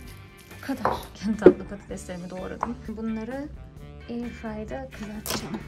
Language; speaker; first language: Turkish; native; Turkish